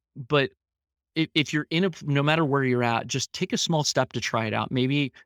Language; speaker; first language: English; native; English